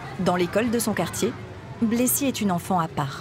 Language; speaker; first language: French; native; French